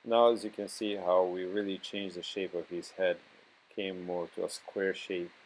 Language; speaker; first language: English; non-native, fluent; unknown